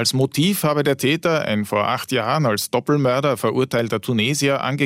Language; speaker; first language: German; native; German